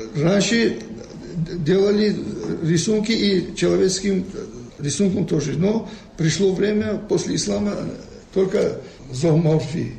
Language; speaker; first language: Russian; non-native, local second language; Tajik